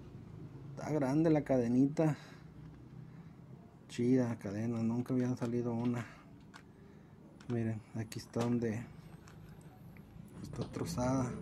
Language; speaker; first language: Spanish; native; Spanish